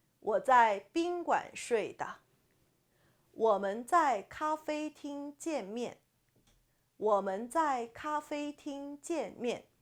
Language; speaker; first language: Chinese; non-native, fluent; Korean